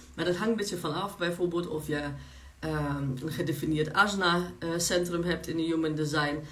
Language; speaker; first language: Dutch; non-native, fluent; Polish